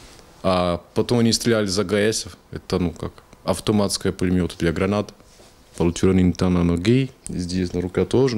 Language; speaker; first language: Russian; non-native, learner; Portuguese